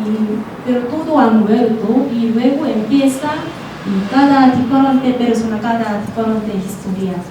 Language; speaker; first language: Spanish; non-native, learner; Korean